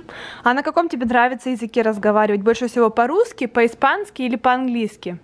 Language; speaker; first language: Russian; native; Russian